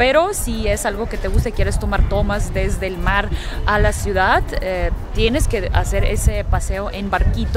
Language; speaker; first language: Spanish; early bilingual, heritage; Russian